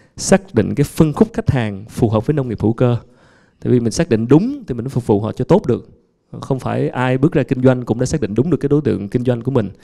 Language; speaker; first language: Vietnamese; native; Vietnamese